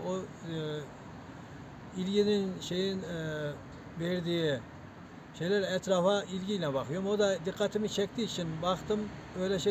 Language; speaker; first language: Turkish; native; Turkish